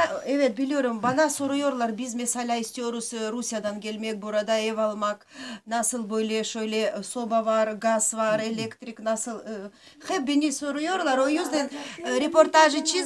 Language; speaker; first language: Turkish; non-native, learner; Russian